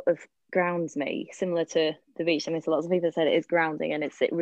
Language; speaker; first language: English; non-native, local second language; Welsh